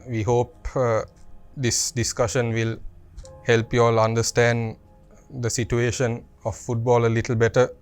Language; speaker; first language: English; non-native, local second language; Sinhala